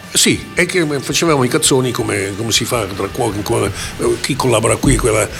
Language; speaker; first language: Italian; early bilingual, heritage; Italian